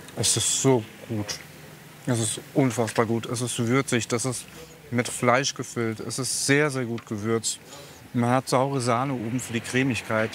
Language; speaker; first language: German; early bilingual, other home language; Croatian